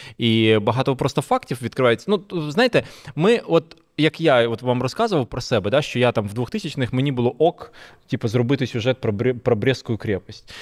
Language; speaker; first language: Ukrainian; non-native, local second language; Russian